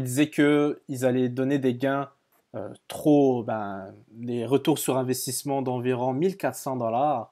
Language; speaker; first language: French; native; French